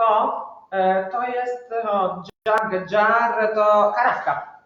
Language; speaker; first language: Polish; non-native, learner; Italian